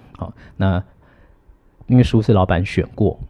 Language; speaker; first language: Chinese; native; Chinese